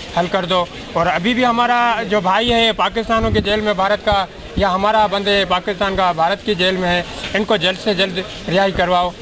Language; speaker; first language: Urdu; non-native, local second language; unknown